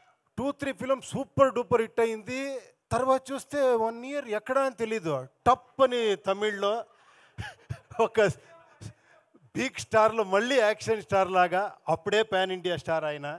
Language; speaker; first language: Telugu; non-native, local second language; Kannada